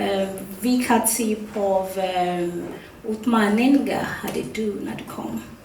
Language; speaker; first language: Swedish; non-native, fluent; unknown